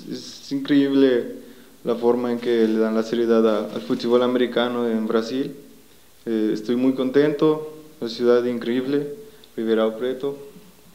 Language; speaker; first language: Portuguese; non-native, learner; Spanish